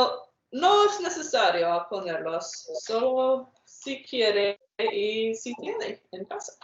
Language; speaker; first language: Spanish; non-native, fluent; English